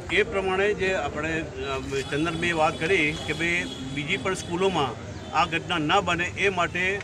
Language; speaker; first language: Gujarati; non-native, local second language; Sindhi